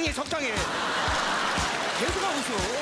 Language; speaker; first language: Korean; native; Korean